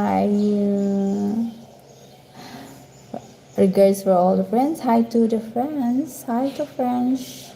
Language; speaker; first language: English; non-native, learner; Cebuano